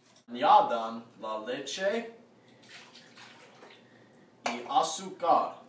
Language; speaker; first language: Spanish; non-native, learner; English